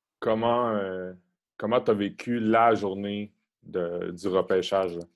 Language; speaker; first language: French; native; French